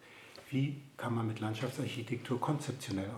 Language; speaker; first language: German; native; German